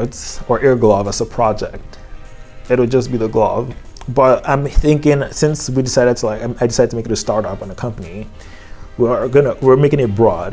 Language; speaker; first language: English; non-native, local second language; Yoruba